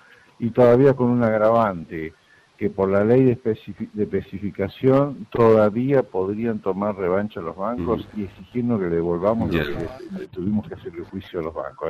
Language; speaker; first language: Spanish; native; Spanish